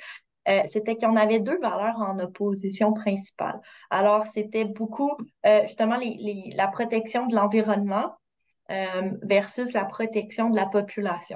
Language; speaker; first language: French; native; French